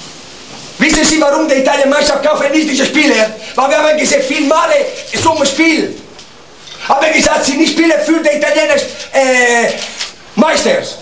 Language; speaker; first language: German; non-native, learner; Italian